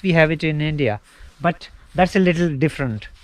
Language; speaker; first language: English; non-native, local second language; Hindi